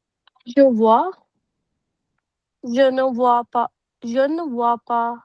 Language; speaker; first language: French; non-native, learner; Punjabi